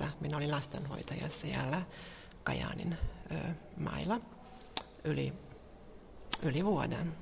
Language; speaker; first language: Finnish; non-native, fluent; Hungarian